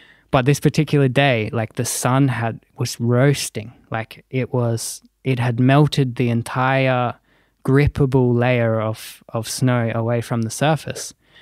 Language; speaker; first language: English; native; English